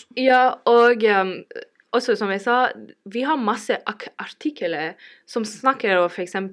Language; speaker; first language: Norwegian; non-native, learner; English